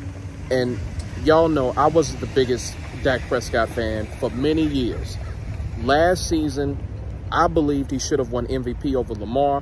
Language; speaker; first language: English; native; English